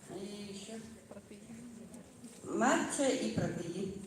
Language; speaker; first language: Russian; non-native, local second language; Yakut